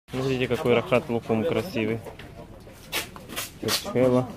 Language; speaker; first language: Russian; native; Russian